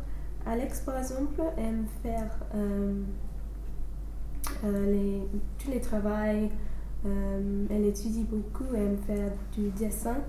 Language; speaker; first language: French; non-native, learner; English